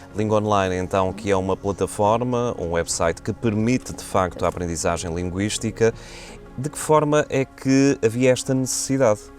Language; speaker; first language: Portuguese; native; Portuguese